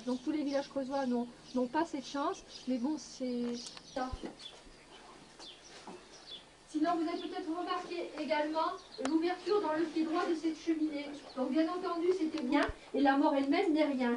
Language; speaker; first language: French; native; French